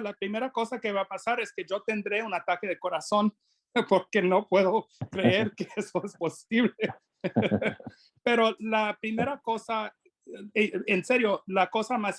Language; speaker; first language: Spanish; non-native, fluent; English